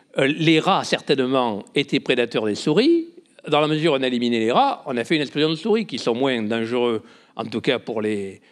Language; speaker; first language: French; native; French